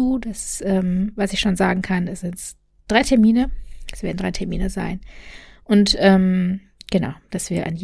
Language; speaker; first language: German; native; German